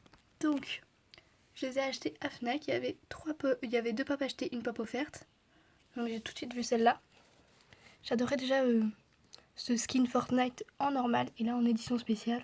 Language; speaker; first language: French; native; French